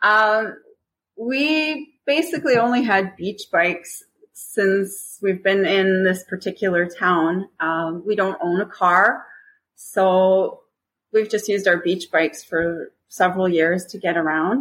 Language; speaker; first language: English; non-native, fluent; French